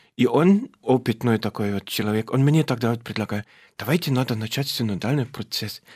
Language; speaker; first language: Russian; non-native, fluent; German